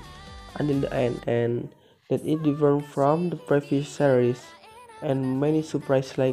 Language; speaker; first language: English; non-native, learner; Indonesian